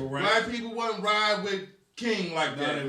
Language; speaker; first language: English; native; English